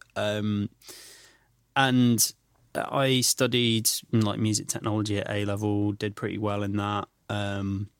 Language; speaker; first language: English; native; English